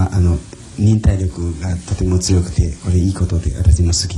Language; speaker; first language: Japanese; non-native, fluent; Chinese